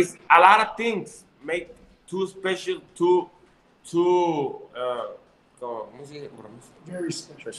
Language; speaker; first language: English; non-native, learner; Spanish